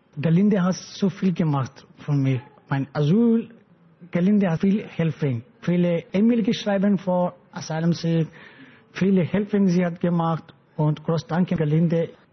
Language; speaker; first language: German; non-native, learner; Pashto